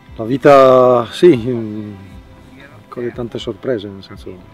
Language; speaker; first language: Italian; non-native, fluent; Czech